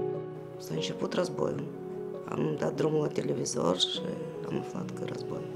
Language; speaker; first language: Romanian; non-native, learner; Russian